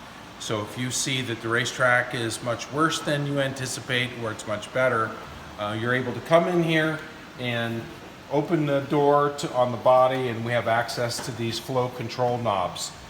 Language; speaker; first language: English; native; English